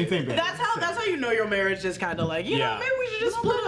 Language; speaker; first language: English; native; English